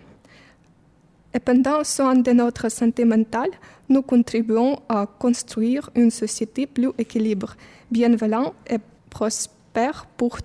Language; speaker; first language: French; non-native, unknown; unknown